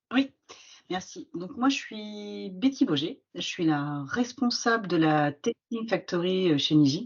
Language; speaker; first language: French; native; French